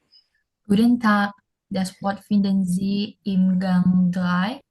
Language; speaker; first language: German; non-native, learner; Indonesian